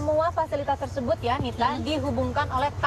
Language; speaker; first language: Indonesian; native; Indonesian